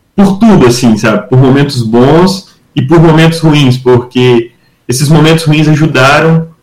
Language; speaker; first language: Portuguese; native; Portuguese